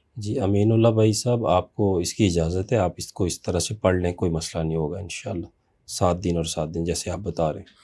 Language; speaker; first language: Urdu; native; Urdu